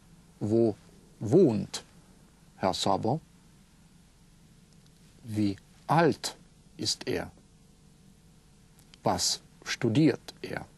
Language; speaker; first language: German; non-native, fluent; Russian